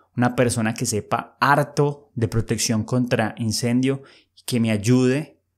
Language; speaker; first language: Spanish; native; Spanish